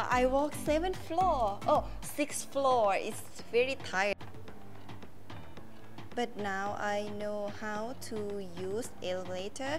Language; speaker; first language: English; non-native, learner; Thai